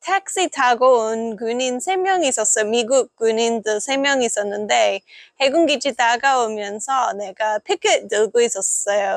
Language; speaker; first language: Korean; non-native, fluent; English